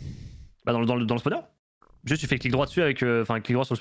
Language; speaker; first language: French; native; French